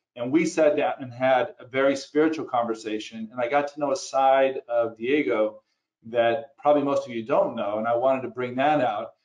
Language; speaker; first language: English; native; English